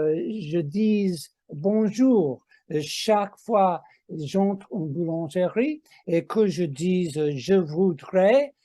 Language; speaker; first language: French; non-native, fluent; English